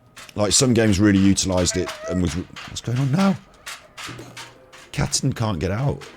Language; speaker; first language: English; native; English